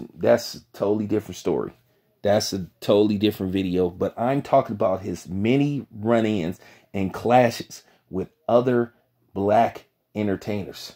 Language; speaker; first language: English; native; English